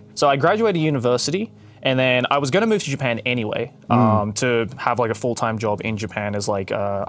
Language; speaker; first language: English; non-native, local second language; Japanese